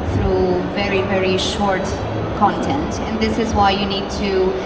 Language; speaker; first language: English; non-native, fluent; Romanian